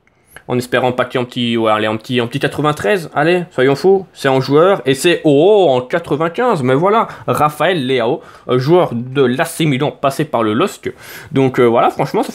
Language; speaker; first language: French; native; French